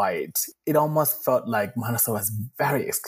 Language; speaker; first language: English; non-native, local second language; Shona